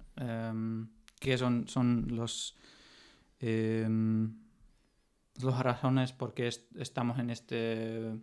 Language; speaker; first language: Spanish; non-native, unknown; German